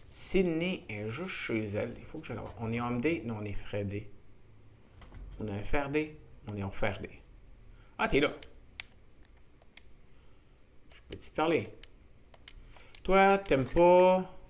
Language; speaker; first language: French; native; French